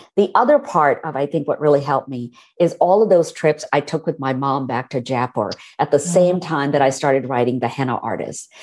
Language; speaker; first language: English; early bilingual, other home language; Hindi